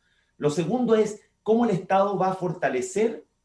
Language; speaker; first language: Spanish; native; Spanish